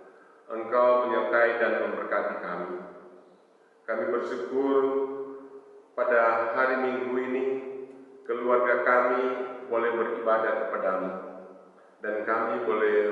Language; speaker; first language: Indonesian; native; Indonesian